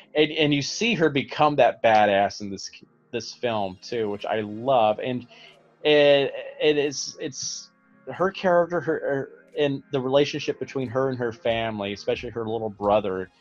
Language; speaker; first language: English; native; English